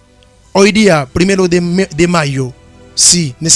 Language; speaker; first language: Spanish; non-native, learner; Haitian Creole